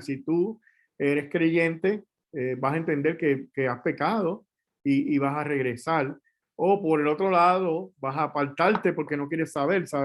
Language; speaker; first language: Spanish; native; Spanish